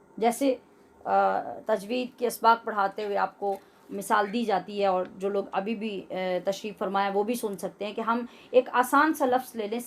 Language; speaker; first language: Urdu; native; Urdu